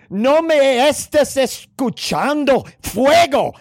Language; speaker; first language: Spanish; non-native, learner; English